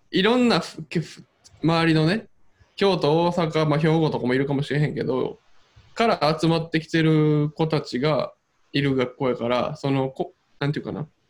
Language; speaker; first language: Japanese; native; Japanese